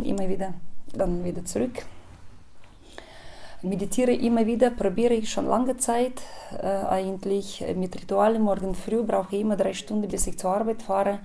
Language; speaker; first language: German; non-native, fluent; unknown